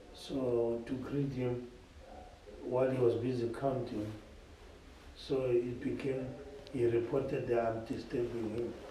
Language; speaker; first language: English; non-native, local second language; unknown